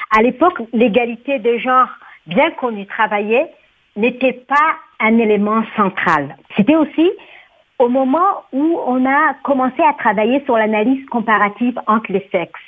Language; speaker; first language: French; non-native, local second language; Somali